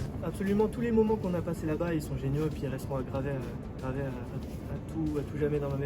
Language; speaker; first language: French; native; French